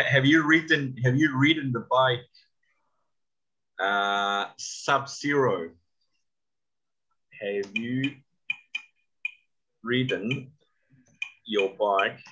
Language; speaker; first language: English; non-native, fluent; Spanish